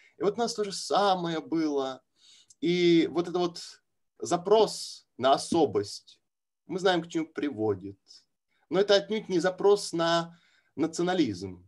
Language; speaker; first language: Russian; native; Russian